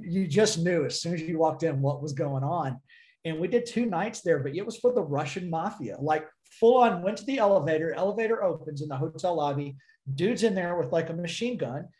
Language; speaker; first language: English; native; English